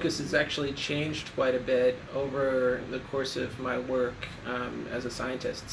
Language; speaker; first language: English; native; English